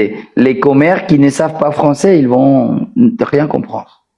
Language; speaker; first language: French; non-native, fluent; Spanish